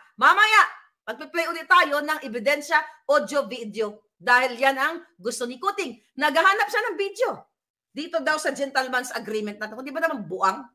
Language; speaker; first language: Filipino; native; Filipino